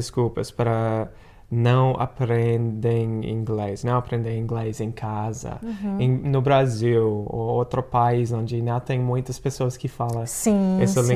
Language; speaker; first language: Portuguese; non-native, fluent; English